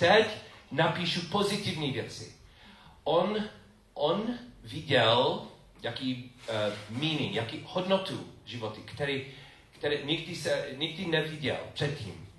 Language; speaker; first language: Czech; non-native, learner; English